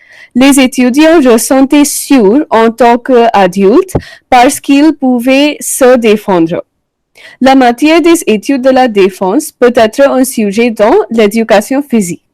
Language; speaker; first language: French; non-native, learner; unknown